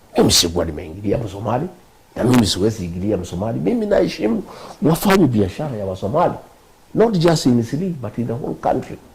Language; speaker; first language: Swahili; non-native, local second language; Kikuyu